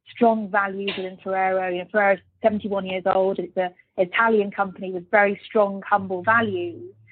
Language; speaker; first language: English; native; English